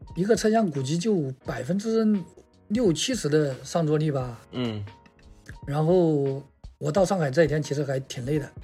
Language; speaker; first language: Chinese; native; Chinese